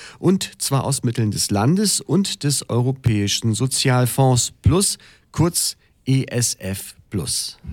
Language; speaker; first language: German; native; German